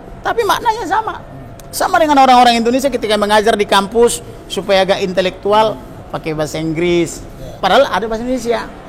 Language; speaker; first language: Indonesian; non-native, local second language; Batak Toba